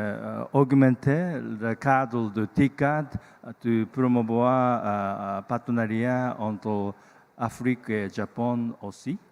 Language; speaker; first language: French; non-native, learner; Japanese